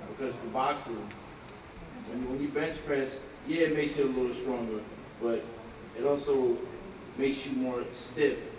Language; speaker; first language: English; native; English